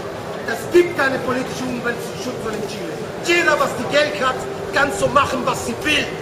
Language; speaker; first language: German; non-native, learner; Spanish